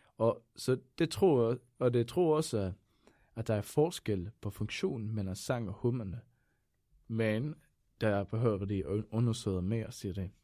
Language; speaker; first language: Danish; non-native, fluent; Swedish